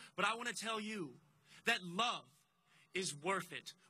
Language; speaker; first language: English; native; English